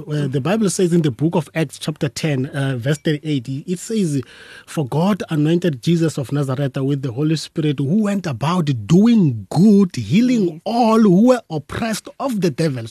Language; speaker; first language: English; non-native, local second language; Tswana